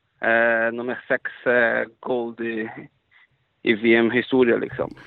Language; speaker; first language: Swedish; non-native, fluent; Portuguese